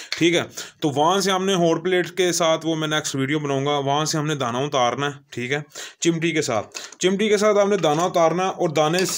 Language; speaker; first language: Urdu; non-native, local second language; Punjabi